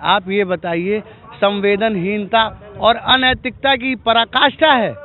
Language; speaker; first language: Hindi; native; Hindi